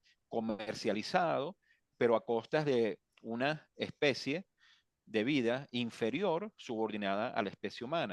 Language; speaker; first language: Spanish; native; Spanish